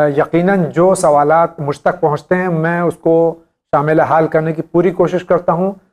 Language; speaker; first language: Urdu; native; Urdu